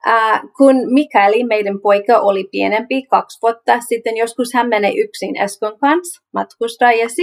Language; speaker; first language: Finnish; non-native, learner; English